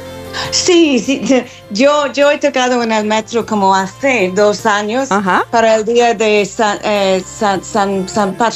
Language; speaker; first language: Spanish; non-native, fluent; English